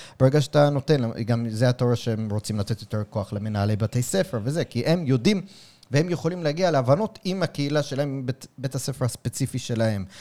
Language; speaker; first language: Hebrew; native; Hebrew